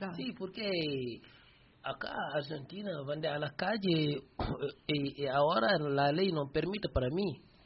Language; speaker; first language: Spanish; non-native, learner; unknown